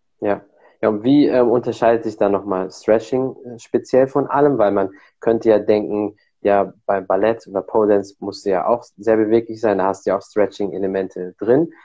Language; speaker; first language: German; native; German